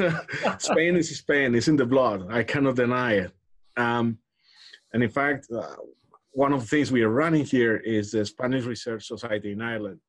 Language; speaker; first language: English; non-native, fluent; Spanish